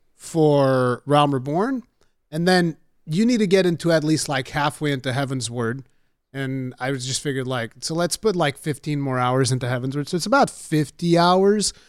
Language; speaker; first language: English; non-native, fluent; Portuguese